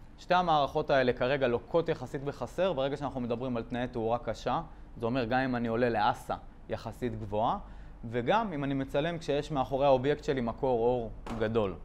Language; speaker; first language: Hebrew; native; Hebrew